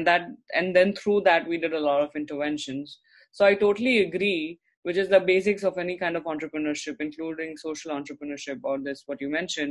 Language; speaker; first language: English; non-native, local second language; Hindi